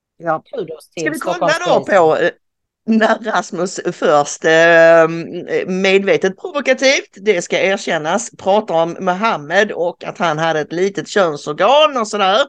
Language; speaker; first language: Swedish; native; Swedish